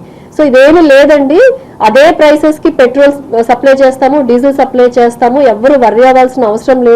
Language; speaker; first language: Telugu; native; Telugu